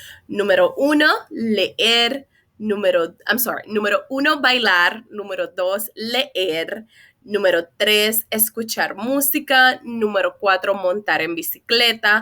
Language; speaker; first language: Spanish; non-native, fluent; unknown